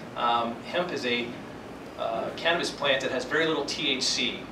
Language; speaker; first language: English; native; English